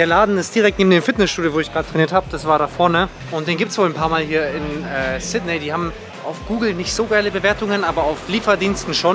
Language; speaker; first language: German; native; German